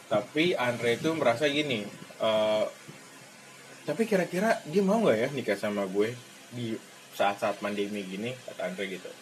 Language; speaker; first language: Indonesian; native; Indonesian